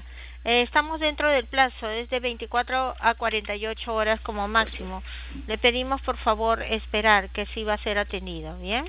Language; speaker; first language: Spanish; native; Spanish